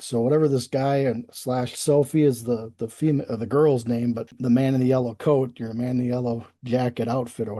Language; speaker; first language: English; native; English